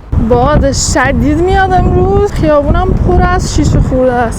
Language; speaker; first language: Persian; native; Persian